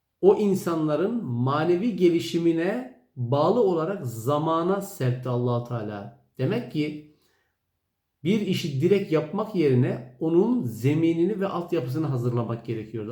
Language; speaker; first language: Turkish; native; Turkish